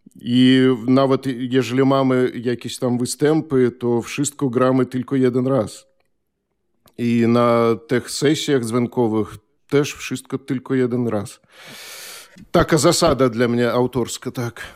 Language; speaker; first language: Polish; non-native, fluent; Belarusian